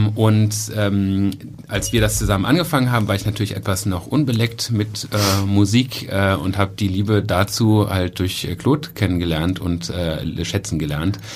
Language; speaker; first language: German; native; German